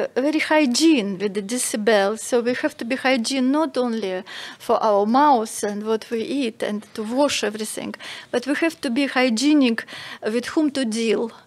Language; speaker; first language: English; non-native, fluent; Russian